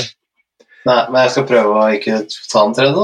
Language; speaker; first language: Norwegian; native; Norwegian